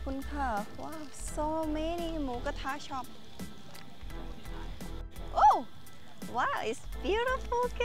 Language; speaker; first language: English; non-native, learner; Thai